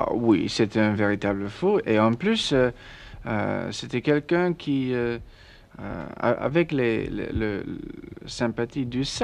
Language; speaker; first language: French; non-native, learner; English